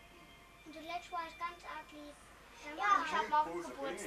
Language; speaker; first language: German; native; German